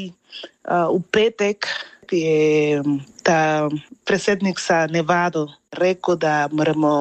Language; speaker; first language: Slovenian; non-native, fluent; Spanish